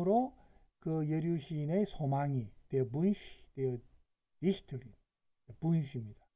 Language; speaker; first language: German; non-native, fluent; Korean